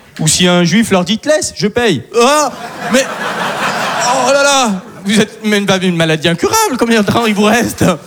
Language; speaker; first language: French; early bilingual, other home language; Arabic